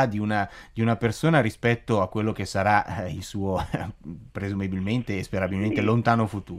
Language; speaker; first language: Italian; native; Italian